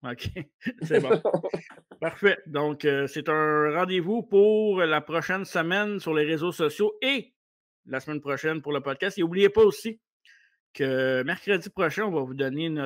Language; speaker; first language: French; native; French